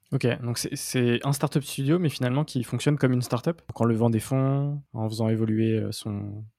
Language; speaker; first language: French; native; French